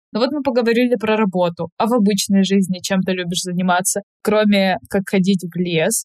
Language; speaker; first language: Russian; native; Russian